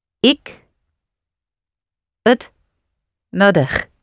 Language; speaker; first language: Dutch; non-native, learner; English